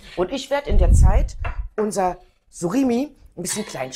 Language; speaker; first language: German; native; German